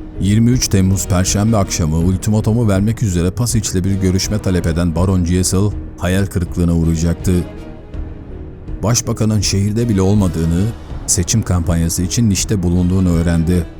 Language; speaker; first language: Turkish; native; Turkish